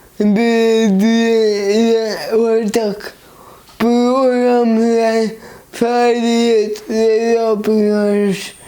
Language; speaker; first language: Turkish; early bilingual, heritage; Turkish